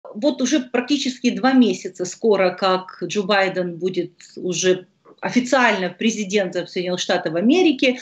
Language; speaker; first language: Russian; native; Russian